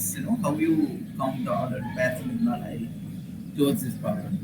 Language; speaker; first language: English; non-native, local second language; Tamil